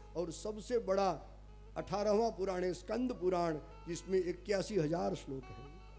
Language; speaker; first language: Hindi; non-native, local second language; Gujarati